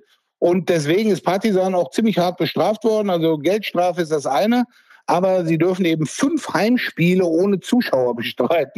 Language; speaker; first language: German; native; German